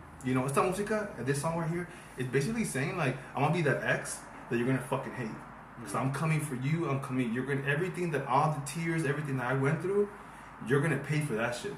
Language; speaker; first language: English; early bilingual, other home language; Spanish